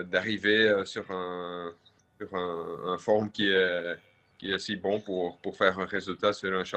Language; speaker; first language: French; non-native, local second language; Dutch